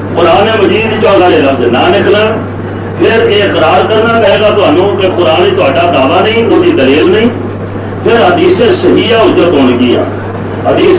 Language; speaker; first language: Urdu; non-native, local second language; Punjabi